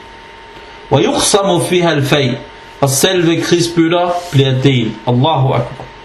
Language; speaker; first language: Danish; early bilingual, other home language; Arabic